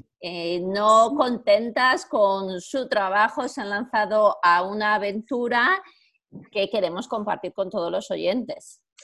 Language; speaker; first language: Spanish; native; Spanish